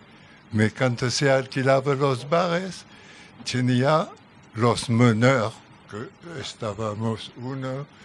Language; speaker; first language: Spanish; non-native, learner; French